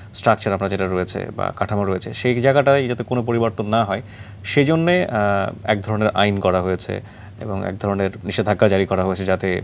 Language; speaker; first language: Bangla; native; Bangla